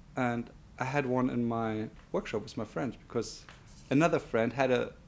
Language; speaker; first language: English; non-native, fluent; German